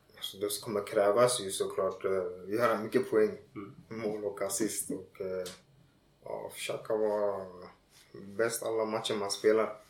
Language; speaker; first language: Swedish; early bilingual, other home language; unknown